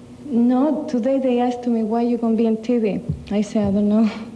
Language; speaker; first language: English; non-native, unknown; Spanish